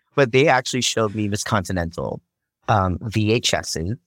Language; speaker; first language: English; native; English